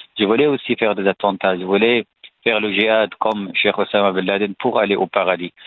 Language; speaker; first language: French; non-native, fluent; Arabic